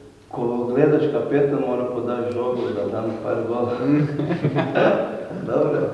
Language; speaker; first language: Slovenian; non-native, learner; Portuguese